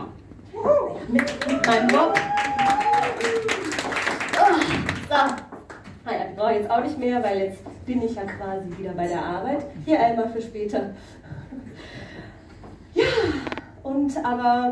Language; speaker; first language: German; native; German